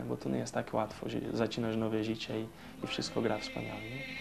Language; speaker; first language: Polish; non-native, fluent; Portuguese